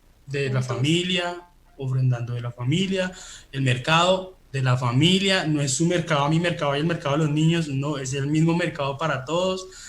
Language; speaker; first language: Spanish; native; Spanish